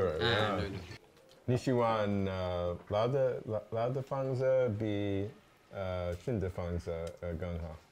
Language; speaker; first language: Chinese; non-native, learner; English